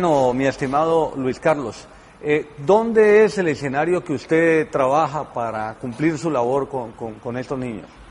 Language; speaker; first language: Spanish; native; Spanish